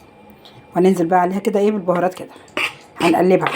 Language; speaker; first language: Arabic; native; Arabic